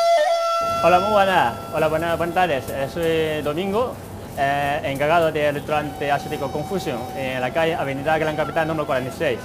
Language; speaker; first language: Spanish; non-native, learner; Chinese